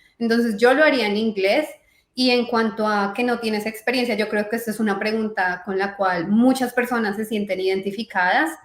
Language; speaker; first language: Spanish; native; Spanish